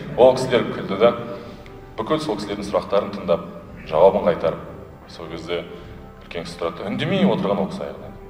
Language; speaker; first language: Kazakh; non-native, local second language; Russian